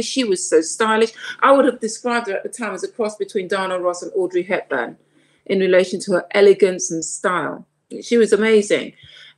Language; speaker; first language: English; native; English